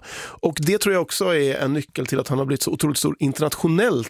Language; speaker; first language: Swedish; native; Swedish